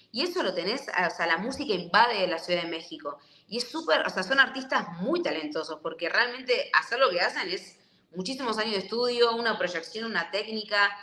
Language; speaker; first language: Spanish; native; Spanish